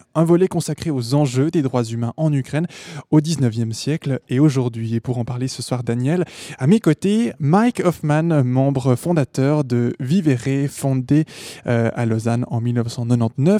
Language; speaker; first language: French; native; French